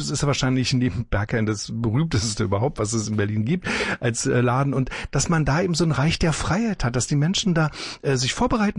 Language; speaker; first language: German; native; German